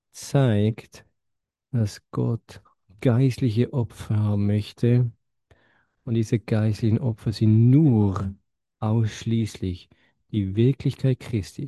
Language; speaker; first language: German; non-native, fluent; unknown